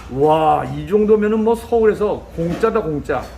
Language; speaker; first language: Korean; native; Korean